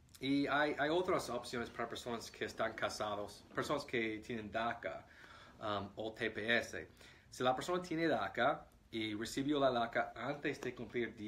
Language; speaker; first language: Spanish; non-native, fluent; English